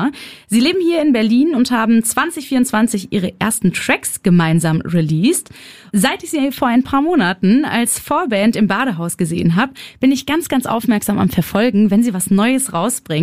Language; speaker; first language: German; native; German